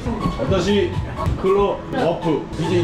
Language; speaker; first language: Korean; native; Korean